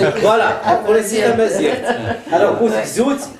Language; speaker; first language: French; non-native, local second language; Arabic